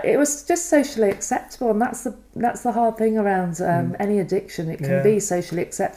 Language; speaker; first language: English; native; English